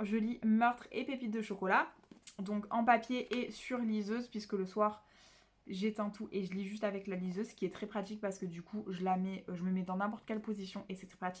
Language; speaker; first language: French; native; French